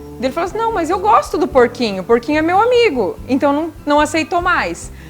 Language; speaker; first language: Portuguese; native; Portuguese